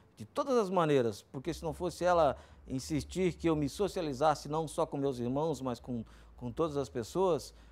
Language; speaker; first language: Portuguese; native; Portuguese